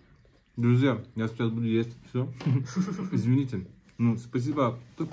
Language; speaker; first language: Russian; non-native, learner; Turkish